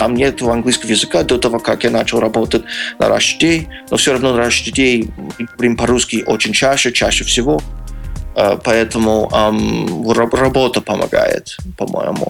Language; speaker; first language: Russian; non-native, fluent; English